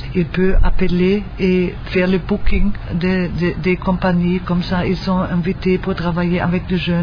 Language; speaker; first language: French; non-native, fluent; German